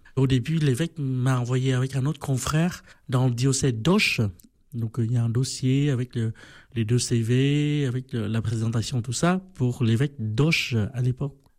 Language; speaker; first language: French; non-native, fluent; Vietnamese